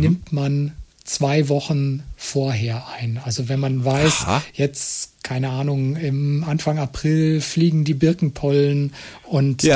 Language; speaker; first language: German; native; German